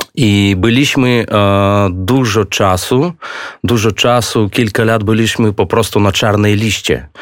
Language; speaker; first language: Polish; non-native, fluent; Russian